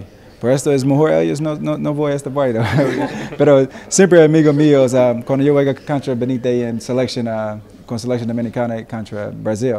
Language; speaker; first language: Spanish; non-native, learner; English